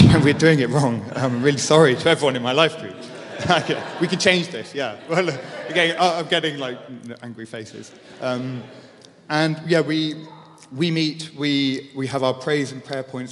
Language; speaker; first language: English; native; English